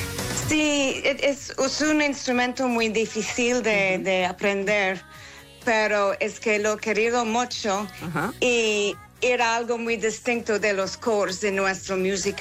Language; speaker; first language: Spanish; non-native, fluent; English